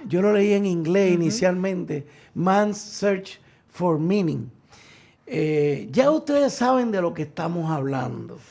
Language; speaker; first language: Spanish; native; Spanish